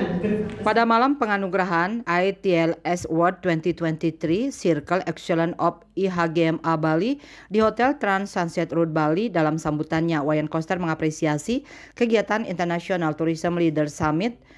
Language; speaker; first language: Indonesian; native; Indonesian